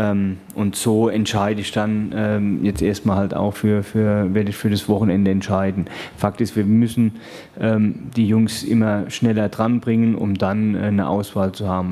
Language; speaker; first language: German; native; German